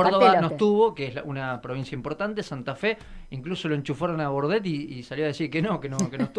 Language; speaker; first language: Spanish; native; Spanish